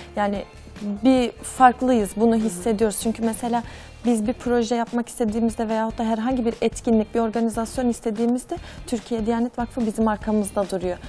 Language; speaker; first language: Turkish; native; Turkish